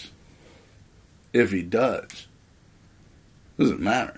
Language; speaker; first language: English; native; English